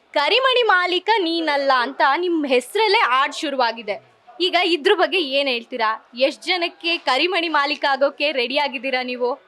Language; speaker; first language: Kannada; native; Kannada